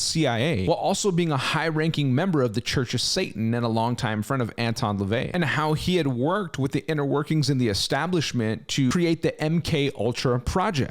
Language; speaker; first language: English; native; English